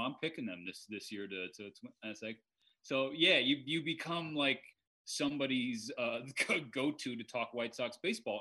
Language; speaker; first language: English; native; English